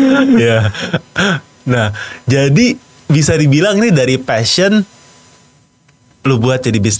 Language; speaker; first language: Indonesian; native; Indonesian